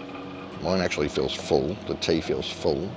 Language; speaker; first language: English; native; English